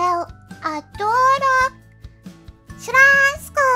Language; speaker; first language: Portuguese; non-native, learner; Japanese